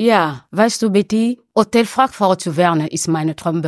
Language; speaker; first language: German; non-native, learner; French